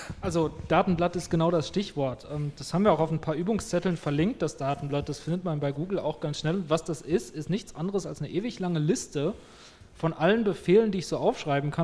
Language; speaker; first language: German; native; German